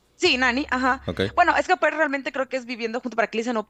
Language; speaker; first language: Spanish; native; Spanish